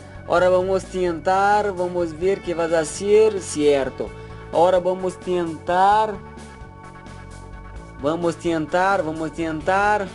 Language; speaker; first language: Portuguese; non-native, learner; Spanish